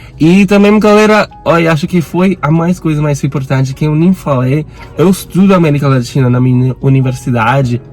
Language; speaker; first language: Portuguese; non-native, learner; Spanish